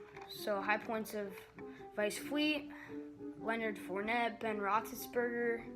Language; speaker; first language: English; native; English